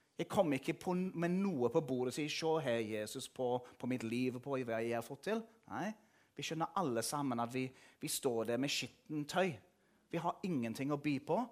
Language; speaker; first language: Norwegian; non-native, fluent; English